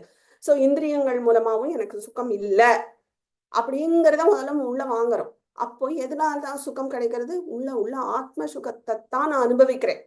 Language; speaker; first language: Tamil; native; Tamil